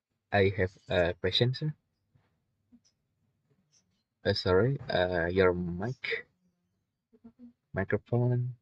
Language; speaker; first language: English; non-native, learner; Indonesian